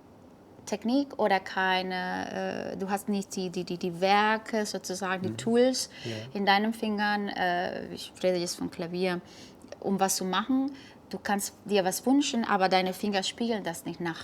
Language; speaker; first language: German; non-native, fluent; Spanish